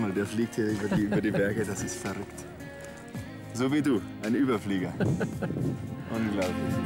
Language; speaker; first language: German; native; German